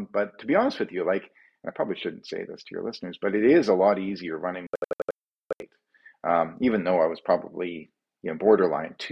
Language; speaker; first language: English; native; English